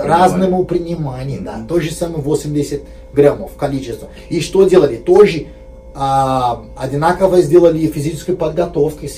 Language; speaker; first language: Russian; non-native, fluent; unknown